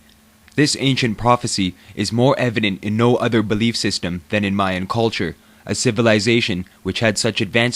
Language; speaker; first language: English; native; English